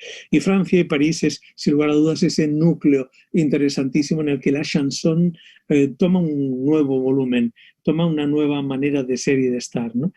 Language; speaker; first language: Spanish; native; Spanish